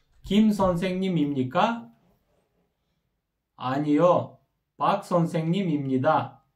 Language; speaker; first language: Korean; non-native, learner; Kyrgyz